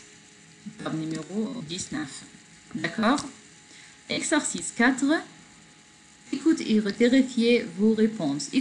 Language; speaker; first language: French; non-native, fluent; Arabic